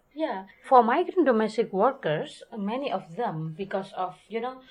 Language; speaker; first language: English; non-native, learner; Indonesian